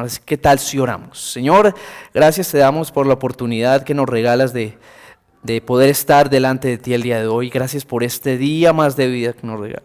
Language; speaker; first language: Spanish; native; Spanish